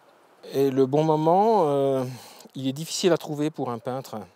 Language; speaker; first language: French; native; French